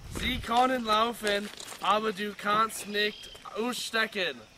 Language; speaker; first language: German; non-native, learner; English